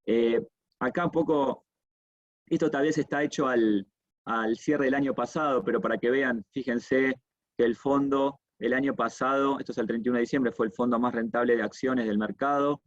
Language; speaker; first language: Spanish; native; Spanish